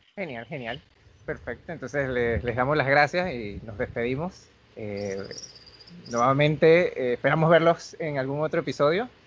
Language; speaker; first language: Spanish; native; Spanish